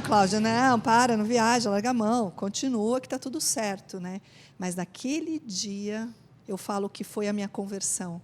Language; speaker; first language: Portuguese; native; Portuguese